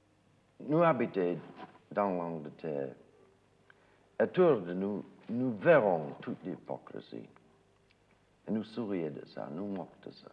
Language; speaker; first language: French; non-native, learner; English